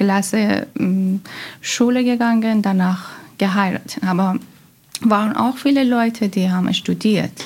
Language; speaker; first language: German; non-native, learner; Persian